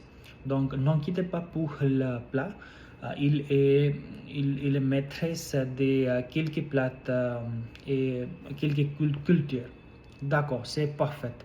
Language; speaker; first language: French; non-native, learner; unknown